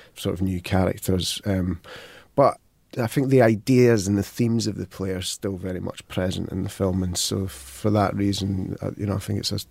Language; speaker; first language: English; native; English